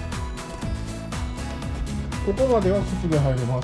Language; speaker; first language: Japanese; native; Japanese